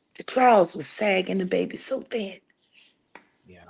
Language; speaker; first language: English; native; English